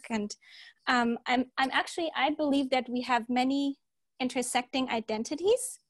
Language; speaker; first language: English; early bilingual, heritage; German